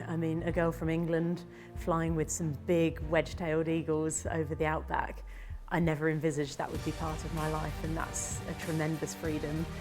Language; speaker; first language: English; native; English